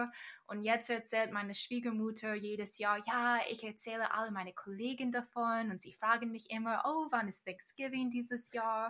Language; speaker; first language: German; non-native, fluent; English